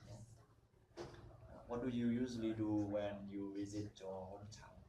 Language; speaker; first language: English; non-native, learner; Vietnamese